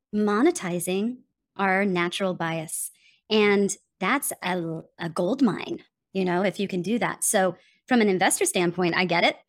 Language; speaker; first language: English; native; English